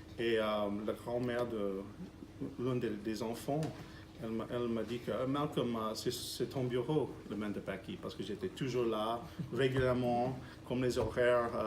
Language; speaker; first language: French; non-native, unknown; English